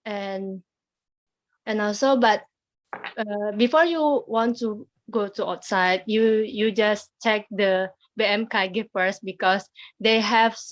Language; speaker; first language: English; non-native, learner; Indonesian